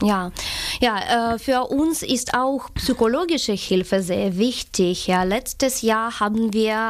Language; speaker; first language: German; non-native, fluent; Ukrainian